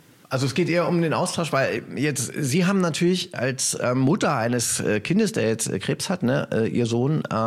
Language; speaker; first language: German; native; German